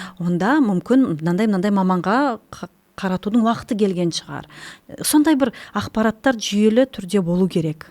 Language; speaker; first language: Kazakh; non-native, local second language; Russian